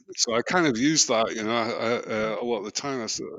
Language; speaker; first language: English; native; English